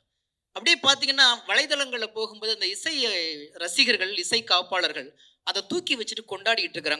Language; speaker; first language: Tamil; native; Tamil